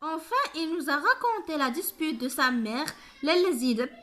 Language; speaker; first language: French; non-native, local second language; Arabic